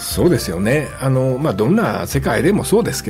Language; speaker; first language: Japanese; native; Japanese